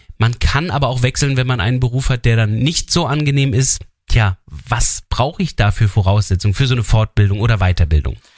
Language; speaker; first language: German; native; German